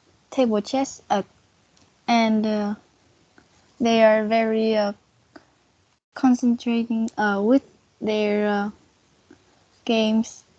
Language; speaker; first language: English; non-native, learner; Vietnamese